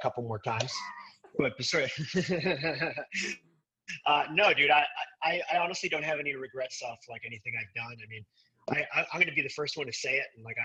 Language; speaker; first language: English; native; English